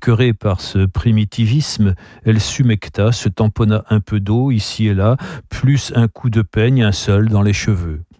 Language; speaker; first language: French; native; French